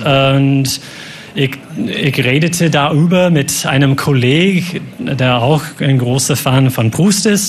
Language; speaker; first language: German; non-native, fluent; English